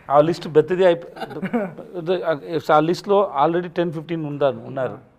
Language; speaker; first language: Telugu; non-native, learner; Tamil